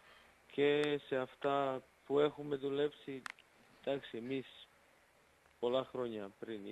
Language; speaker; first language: Greek; non-native, fluent; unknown